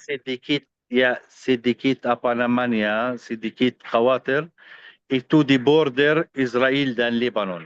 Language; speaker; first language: Indonesian; non-native, fluent; Arabic